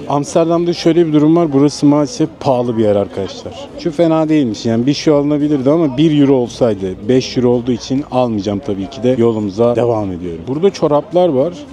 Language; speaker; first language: Turkish; native; Turkish